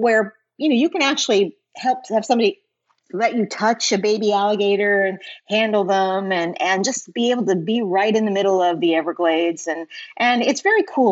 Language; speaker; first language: English; native; English